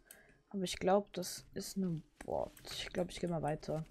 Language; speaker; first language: German; native; German